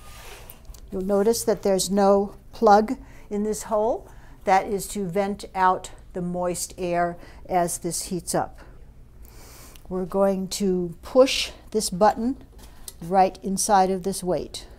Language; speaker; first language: English; native; English